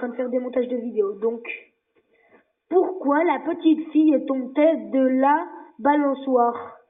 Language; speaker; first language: French; native; French